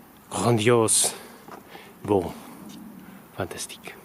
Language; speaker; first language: French; non-native, learner; Slovak